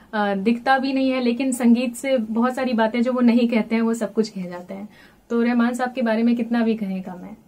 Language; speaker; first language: Hindi; native; Hindi